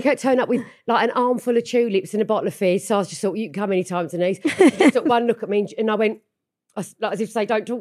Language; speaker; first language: English; native; English